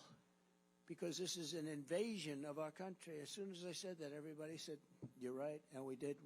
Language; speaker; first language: English; native; English